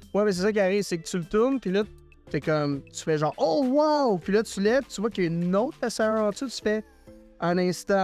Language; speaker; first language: French; native; French